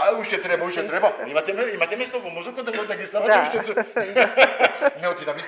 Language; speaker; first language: Macedonian; non-native, fluent; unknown